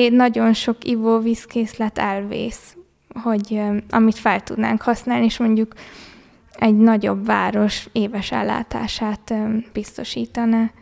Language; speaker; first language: Hungarian; early bilingual, heritage; Hungarian